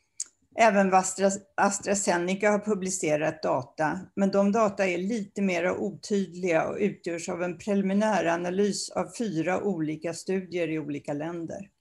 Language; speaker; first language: Swedish; native; Swedish